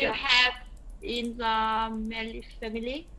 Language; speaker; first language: English; non-native, learner; Vietnamese